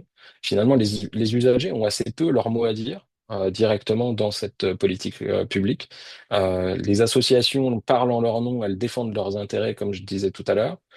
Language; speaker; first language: French; native; French